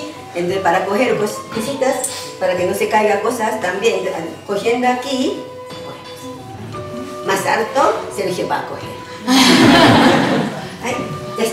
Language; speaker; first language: Spanish; non-native, learner; Japanese